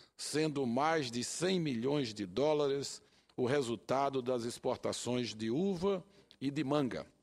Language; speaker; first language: Portuguese; native; Portuguese